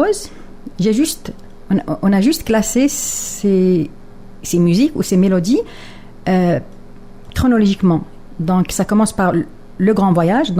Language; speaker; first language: French; non-native, local second language; Arabic